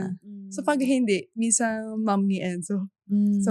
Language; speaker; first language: Filipino; non-native, learner; Japanese